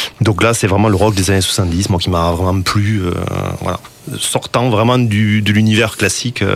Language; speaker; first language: French; native; French